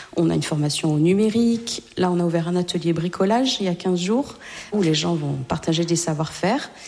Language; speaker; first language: French; native; French